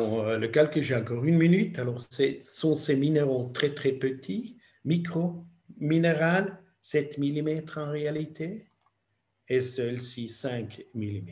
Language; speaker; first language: French; non-native, fluent; German